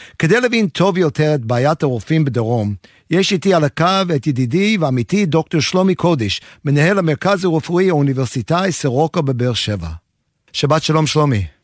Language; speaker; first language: Hebrew; non-native, fluent; English